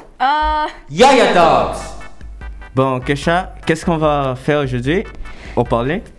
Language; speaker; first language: French; non-native, local second language; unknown